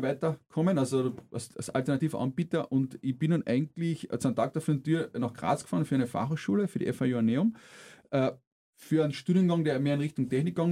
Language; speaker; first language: German; native; German